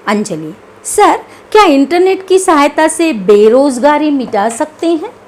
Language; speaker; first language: Hindi; non-native, local second language; Kannada